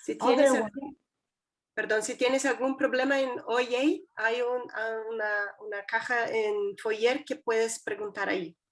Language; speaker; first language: Spanish; non-native, fluent; Portuguese